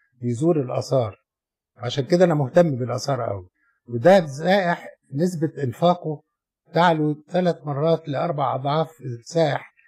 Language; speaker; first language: Arabic; native; Arabic